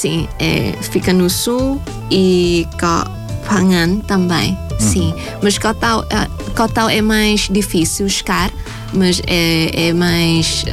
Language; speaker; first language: Portuguese; non-native, fluent; Thai